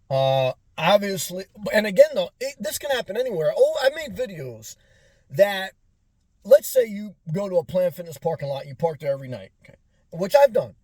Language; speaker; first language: English; native; English